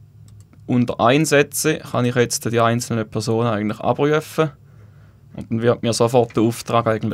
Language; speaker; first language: German; native; German